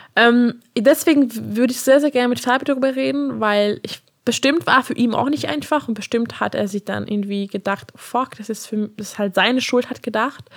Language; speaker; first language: German; non-native, fluent; Hungarian